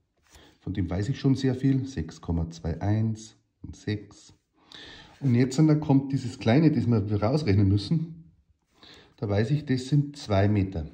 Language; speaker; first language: German; native; German